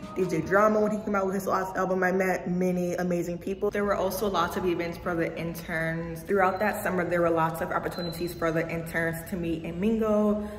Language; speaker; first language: English; native; English